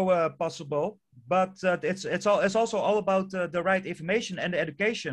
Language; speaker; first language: English; non-native, fluent; Dutch